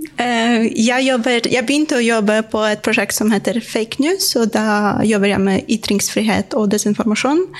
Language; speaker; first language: Norwegian; non-native, fluent; Ukrainian